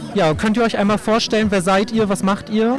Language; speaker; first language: German; native; German